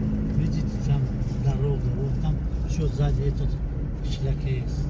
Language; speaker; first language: Russian; non-native, local second language; Tajik